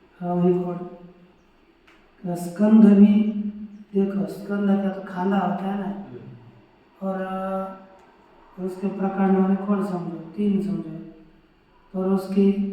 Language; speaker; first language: Hindi; non-native, local second language; Marathi